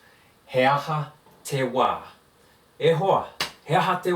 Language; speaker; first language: Māori; non-native, fluent; English